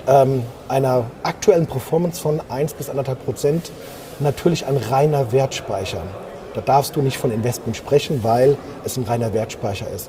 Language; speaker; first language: German; native; German